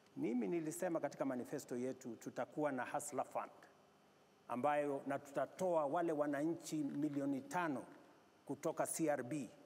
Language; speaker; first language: Swahili; non-native, local second language; Kalenjin